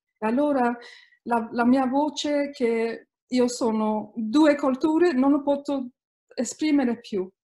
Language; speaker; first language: Italian; early bilingual, heritage; Italian